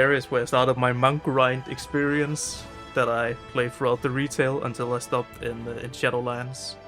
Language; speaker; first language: English; non-native, fluent; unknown